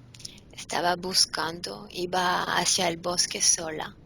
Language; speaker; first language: Spanish; non-native, fluent; French